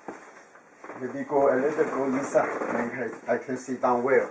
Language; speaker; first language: English; non-native, learner; Chinese